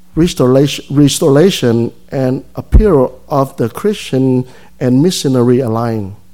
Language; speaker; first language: English; non-native, fluent; Vietnamese